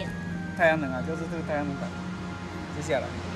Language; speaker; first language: Chinese; native; Chinese